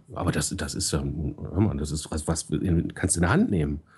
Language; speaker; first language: German; native; German